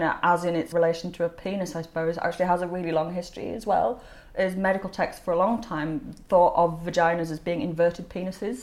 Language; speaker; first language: English; native; English